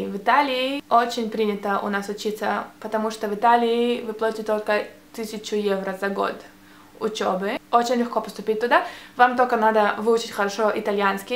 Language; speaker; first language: Russian; early bilingual, heritage; Russian